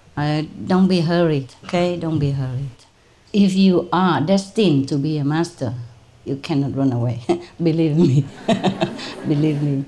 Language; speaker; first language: English; non-native, fluent; Vietnamese